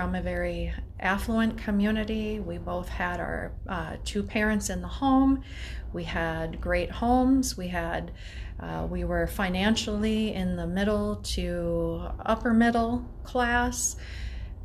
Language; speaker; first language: English; native; English